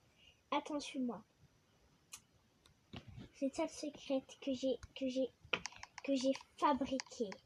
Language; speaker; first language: French; native; French